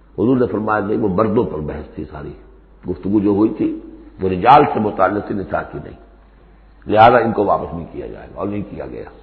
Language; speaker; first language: Urdu; native; Urdu